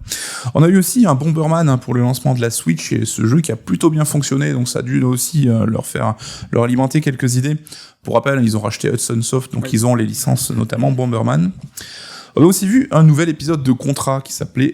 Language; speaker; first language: French; native; French